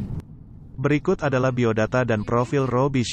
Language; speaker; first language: Indonesian; native; Indonesian